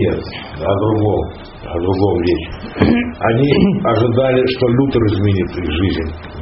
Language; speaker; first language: Russian; native; Russian